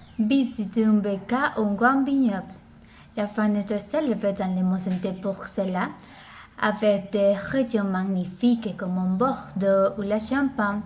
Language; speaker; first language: French; non-native, learner; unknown